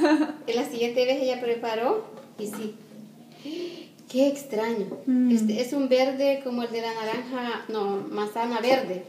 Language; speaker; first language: Spanish; native; Spanish